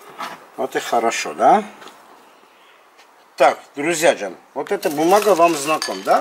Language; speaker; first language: Russian; non-native, local second language; Armenian